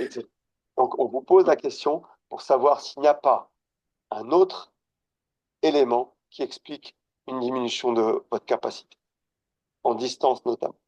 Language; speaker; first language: French; native; French